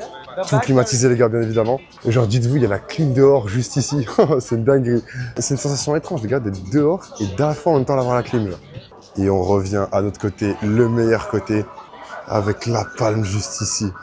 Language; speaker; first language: French; native; French